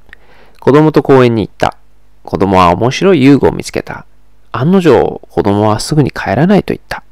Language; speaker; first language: Japanese; non-native, fluent; Chinese